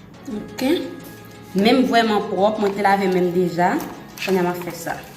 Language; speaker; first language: French; non-native, learner; Haitian Creole